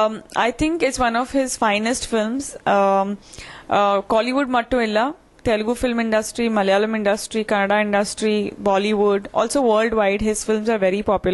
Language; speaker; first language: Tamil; non-native, fluent; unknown